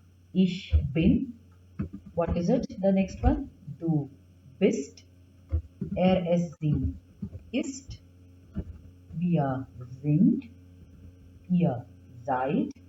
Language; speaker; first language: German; non-native, fluent; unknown